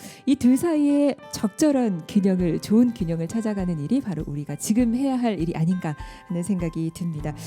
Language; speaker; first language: Korean; native; Korean